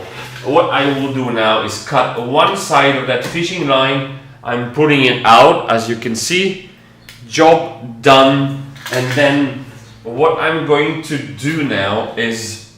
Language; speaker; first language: English; non-native, fluent; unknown